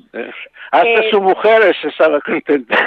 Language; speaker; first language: Spanish; non-native, learner; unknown